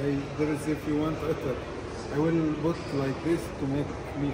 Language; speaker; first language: English; non-native, learner; Arabic